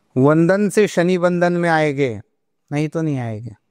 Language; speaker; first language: Hindi; non-native, local second language; Marathi